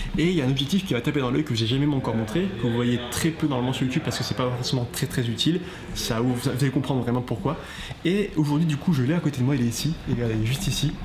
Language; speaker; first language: French; native; French